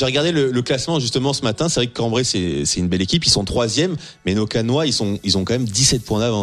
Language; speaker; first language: French; native; French